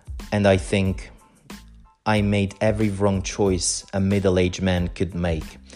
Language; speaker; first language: English; non-native, fluent; Italian